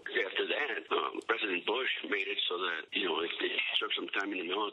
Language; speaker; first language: English; early bilingual, other home language; Spanish